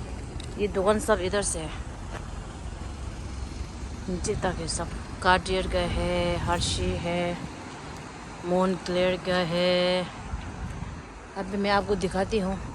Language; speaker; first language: Hindi; non-native, local second language; Tibetan